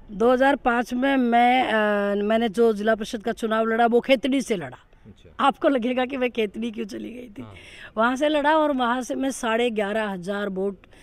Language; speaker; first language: Hindi; native; Hindi